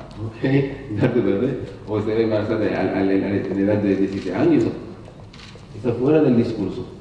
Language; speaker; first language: Spanish; non-native, learner; Hebrew